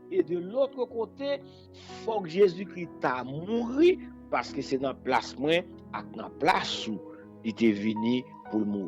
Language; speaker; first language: French; non-native, local second language; Haitian Creole